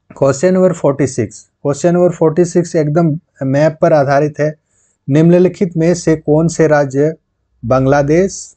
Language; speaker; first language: Hindi; non-native, local second language; Santali